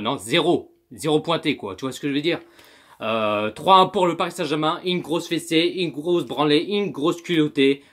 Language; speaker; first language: French; native; French